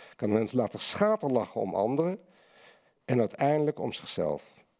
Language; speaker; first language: Dutch; native; Dutch